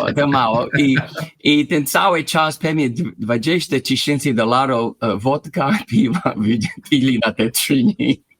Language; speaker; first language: Polish; early bilingual, heritage; English